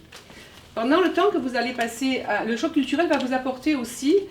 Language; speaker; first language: French; native; French